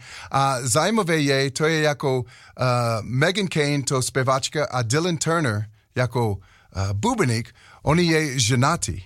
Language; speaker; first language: Czech; non-native, learner; English